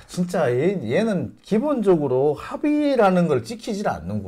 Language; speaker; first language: Korean; native; Korean